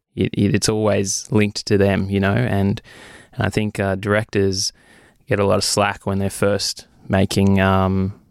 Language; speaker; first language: English; native; English